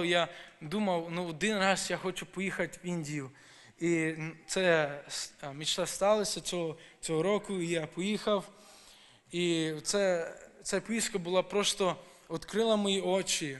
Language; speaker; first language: Ukrainian; early bilingual, heritage; Ukrainian